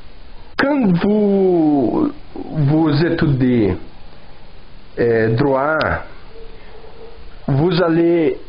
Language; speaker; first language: French; non-native, learner; Portuguese